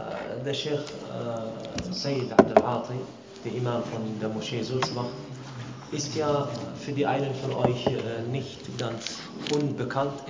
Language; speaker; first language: German; early bilingual, other home language; Arabic